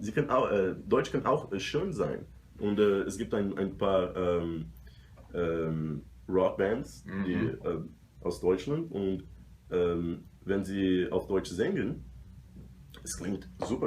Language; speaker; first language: German; non-native, learner; Portuguese